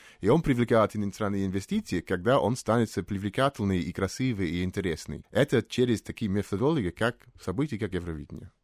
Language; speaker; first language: Russian; non-native, fluent; English